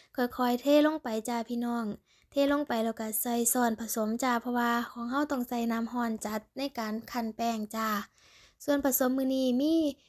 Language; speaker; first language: Thai; native; Thai